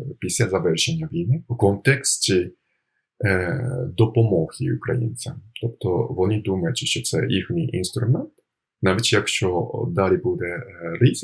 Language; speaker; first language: Ukrainian; non-native, fluent; Japanese